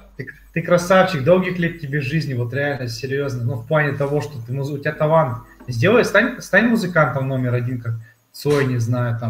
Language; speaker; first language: Russian; native; Russian